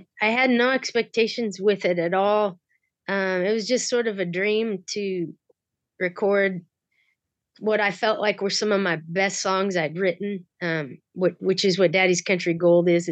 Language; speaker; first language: English; native; English